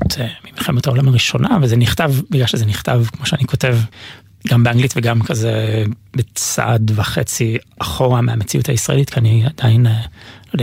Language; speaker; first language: Hebrew; non-native, fluent; English